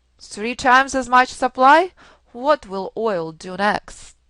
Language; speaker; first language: English; non-native, fluent; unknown